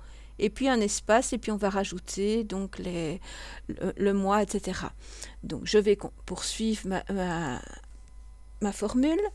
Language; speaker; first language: French; native; French